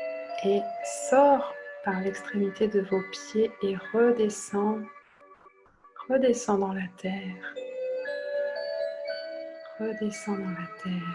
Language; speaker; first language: French; native; French